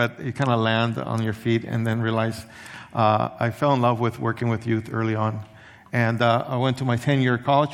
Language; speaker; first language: English; early bilingual, other home language; Spanish